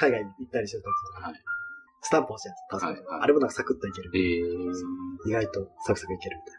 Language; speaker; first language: Japanese; native; Japanese